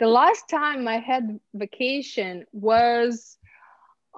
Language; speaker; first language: English; non-native, fluent; Ukrainian